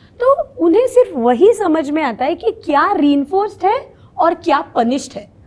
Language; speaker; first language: Hindi; non-native, local second language; Marathi